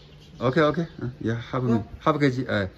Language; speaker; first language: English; non-native, learner; Chinese